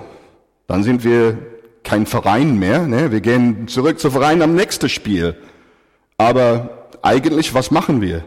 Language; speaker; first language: German; non-native, fluent; English